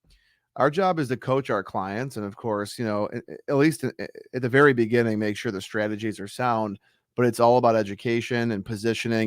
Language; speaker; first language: English; native; English